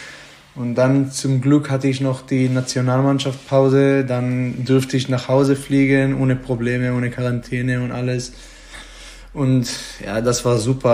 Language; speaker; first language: German; non-native, fluent; Hebrew